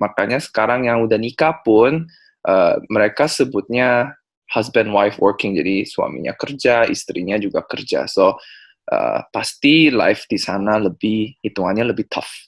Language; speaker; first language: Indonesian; non-native, fluent; Korean